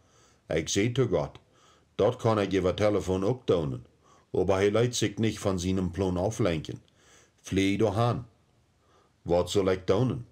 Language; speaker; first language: German; early bilingual, heritage; Plautdietsch